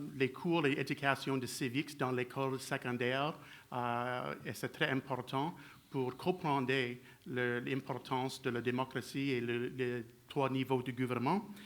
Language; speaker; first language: French; non-native, learner; English